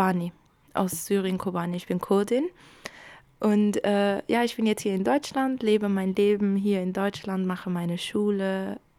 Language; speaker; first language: German; early bilingual, other home language; Kurdish